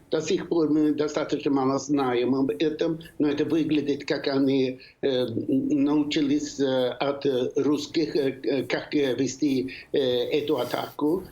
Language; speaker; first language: Russian; non-native, fluent; Swedish